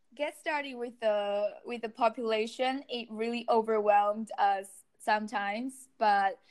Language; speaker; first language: English; non-native, fluent; Chinese